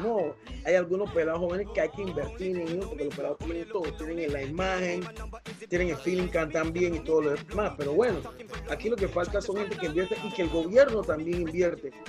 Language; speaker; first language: Spanish; non-native, local second language; English